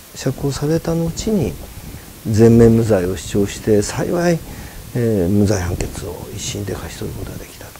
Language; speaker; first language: Japanese; native; Japanese